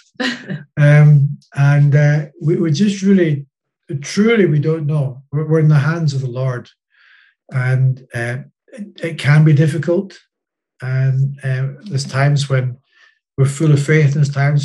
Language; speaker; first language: English; native; English